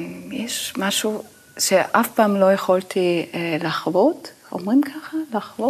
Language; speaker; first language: Hebrew; non-native, fluent; Italian